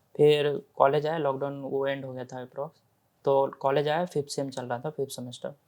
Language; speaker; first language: Hindi; native; Hindi